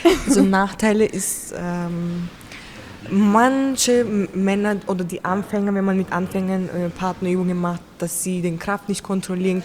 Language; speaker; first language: German; early bilingual, other home language; Turkish